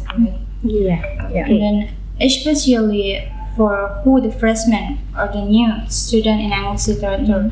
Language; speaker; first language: English; non-native, learner; Indonesian